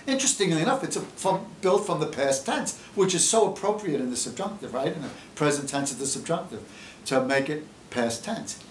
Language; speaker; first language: English; native; English